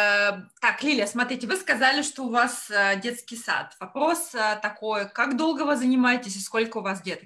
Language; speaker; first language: Russian; native; Russian